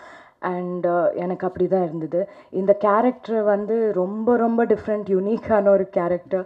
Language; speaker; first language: Tamil; non-native, fluent; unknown